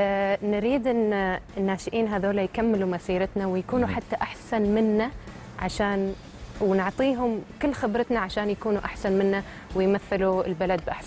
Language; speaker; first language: Arabic; native; Arabic